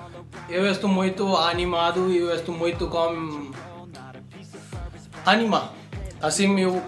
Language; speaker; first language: Portuguese; non-native, learner; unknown